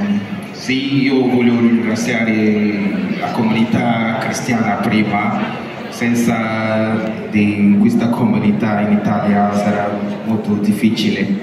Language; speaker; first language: Italian; non-native, learner; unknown